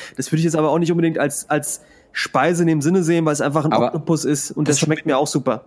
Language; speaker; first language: German; early bilingual, other home language; Spanish